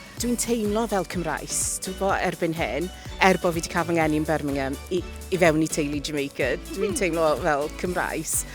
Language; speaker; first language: Welsh; non-native, local second language; English